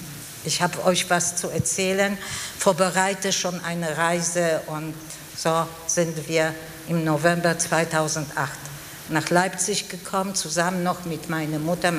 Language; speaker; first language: German; non-native, fluent; Polish